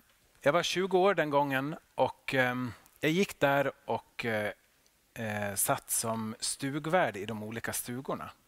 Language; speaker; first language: Swedish; non-native, local second language; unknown